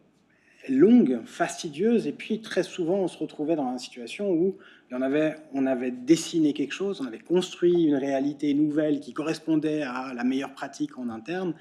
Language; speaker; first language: French; native; French